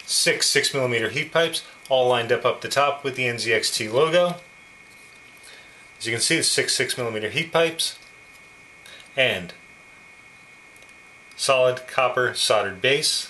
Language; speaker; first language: English; native; English